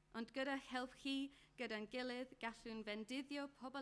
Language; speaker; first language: Welsh; non-native, learner; English